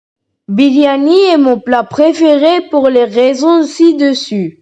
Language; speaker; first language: French; non-native, learner; Tamil